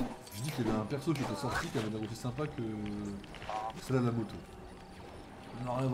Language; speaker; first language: French; native; French